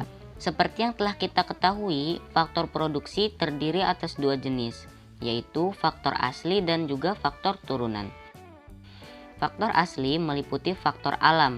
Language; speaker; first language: Indonesian; native; Indonesian